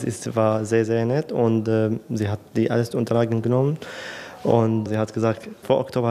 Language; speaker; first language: German; non-native, learner; Arabic